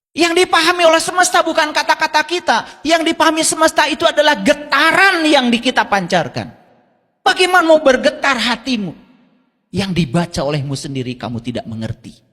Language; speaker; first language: Indonesian; non-native, local second language; Sundanese